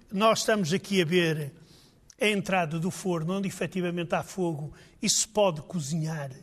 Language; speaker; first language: Portuguese; native; Portuguese